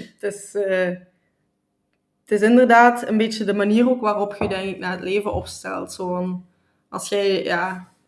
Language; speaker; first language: Dutch; native; Dutch